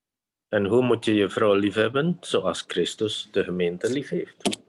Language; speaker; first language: Dutch; non-native, fluent; Indonesian